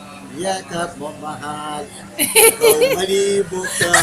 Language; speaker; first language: Filipino; non-native, learner; Persian